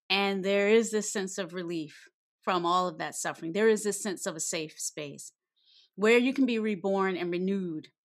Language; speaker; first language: English; native; English